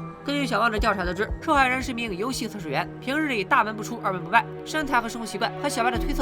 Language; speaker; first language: Chinese; native; Chinese